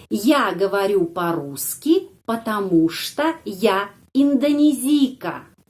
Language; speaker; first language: Russian; non-native, fluent; Indonesian